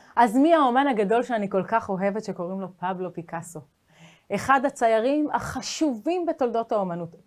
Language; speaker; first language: Hebrew; native; Hebrew